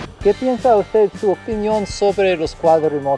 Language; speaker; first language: Spanish; non-native, learner; English